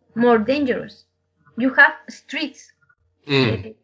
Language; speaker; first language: English; non-native, learner; Spanish